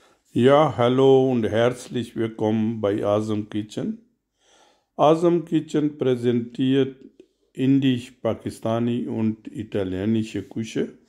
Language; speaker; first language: German; non-native, learner; Urdu